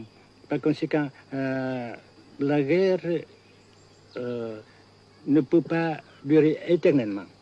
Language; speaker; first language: French; non-native, fluent; Vietnamese